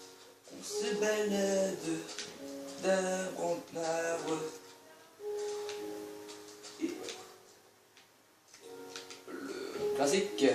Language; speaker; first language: French; native; French